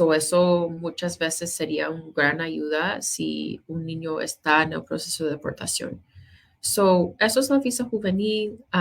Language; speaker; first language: Spanish; non-native, fluent; English